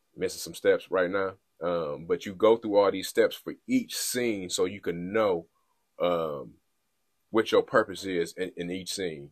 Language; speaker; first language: English; native; English